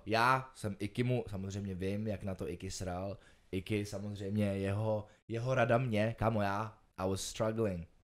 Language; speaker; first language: Czech; early bilingual, other home language; Ukrainian